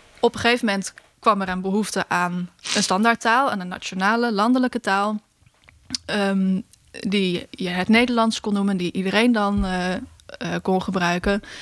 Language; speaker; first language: Dutch; native; Dutch